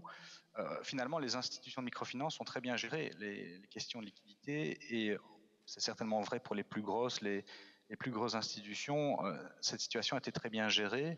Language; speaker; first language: French; native; French